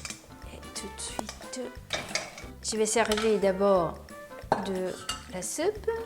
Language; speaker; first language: French; non-native, learner; Japanese